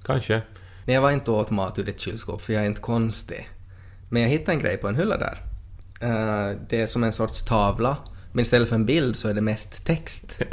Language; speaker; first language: Swedish; native; Swedish